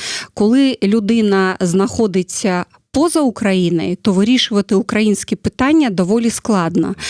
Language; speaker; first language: Ukrainian; non-native, fluent; Russian